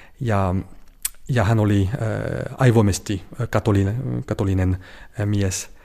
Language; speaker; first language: Finnish; non-native, fluent; French